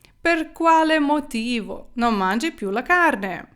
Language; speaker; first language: Italian; non-native, fluent; Ukrainian